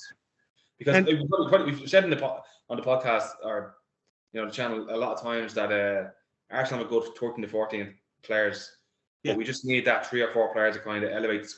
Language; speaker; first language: English; native; English